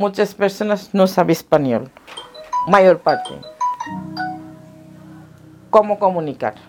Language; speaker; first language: Spanish; non-native, learner; Bangla